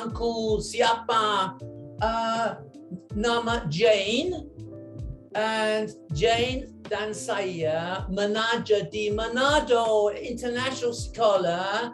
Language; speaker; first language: Indonesian; non-native, learner; English